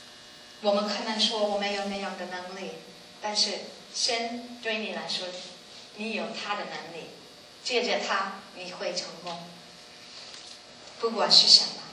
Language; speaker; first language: Chinese; non-native, learner; English